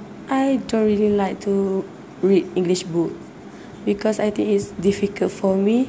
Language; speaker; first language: English; non-native, learner; Malay